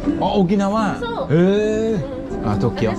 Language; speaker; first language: Japanese; non-native, learner; Thai